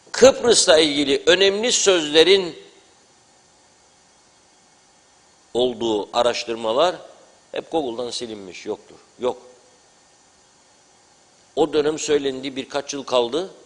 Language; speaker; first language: Turkish; native; Turkish